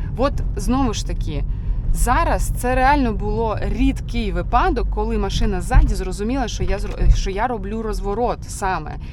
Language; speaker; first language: Ukrainian; non-native, local second language; Russian